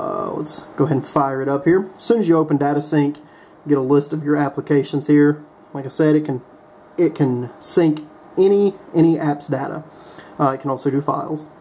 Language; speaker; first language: English; native; English